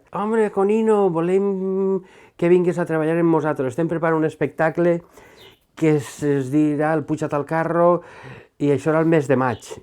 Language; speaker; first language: Catalan; native; Catalan